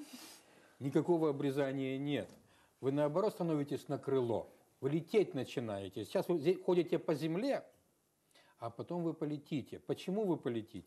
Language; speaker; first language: Russian; native; Russian